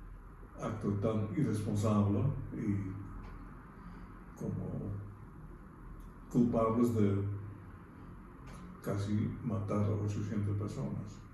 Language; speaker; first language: Spanish; non-native, fluent; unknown